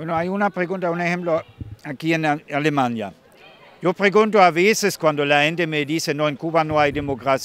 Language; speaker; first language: Spanish; non-native, fluent; German